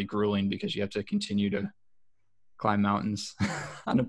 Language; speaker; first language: English; native; English